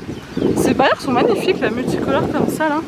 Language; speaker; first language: French; native; French